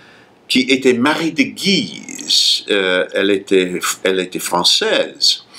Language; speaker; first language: French; non-native, fluent; English